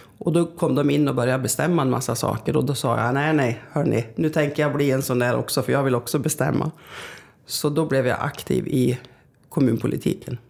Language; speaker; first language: Swedish; native; Swedish